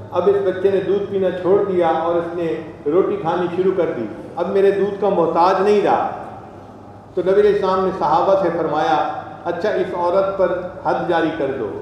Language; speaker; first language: Urdu; non-native, local second language; Punjabi